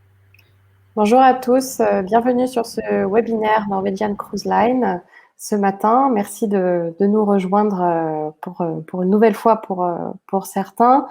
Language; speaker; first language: French; native; French